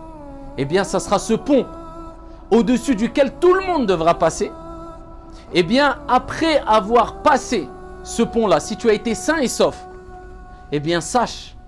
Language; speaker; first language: French; native; French